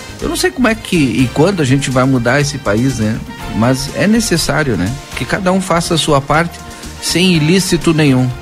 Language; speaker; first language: Portuguese; native; Portuguese